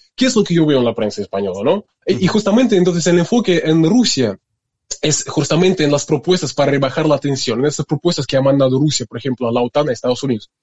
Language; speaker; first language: Spanish; non-native, fluent; Russian